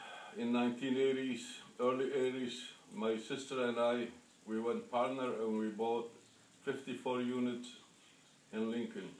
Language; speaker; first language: English; non-native, fluent; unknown